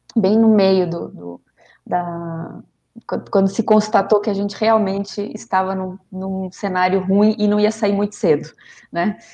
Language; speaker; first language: Portuguese; non-native, fluent; Spanish